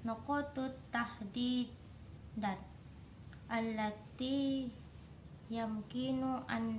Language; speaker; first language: Arabic; non-native, learner; Indonesian